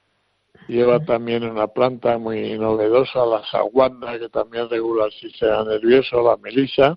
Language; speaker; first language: Spanish; native; Spanish